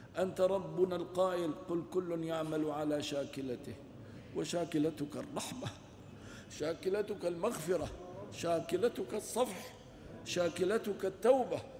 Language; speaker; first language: Arabic; non-native, local second language; Kurdish